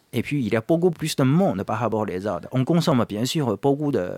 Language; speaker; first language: French; non-native, fluent; Chinese